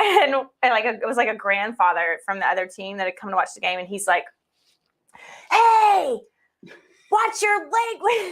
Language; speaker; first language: English; native; English